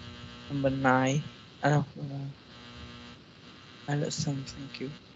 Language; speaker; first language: English; non-native, learner; Vietnamese